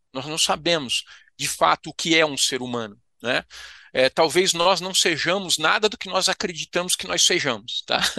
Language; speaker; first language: Portuguese; native; Portuguese